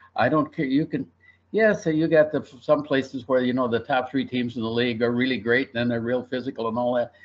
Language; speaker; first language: English; native; English